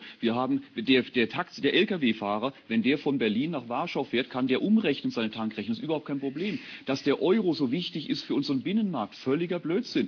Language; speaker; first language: German; native; German